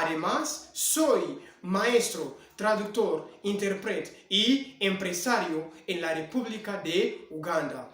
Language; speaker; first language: Spanish; non-native, fluent; French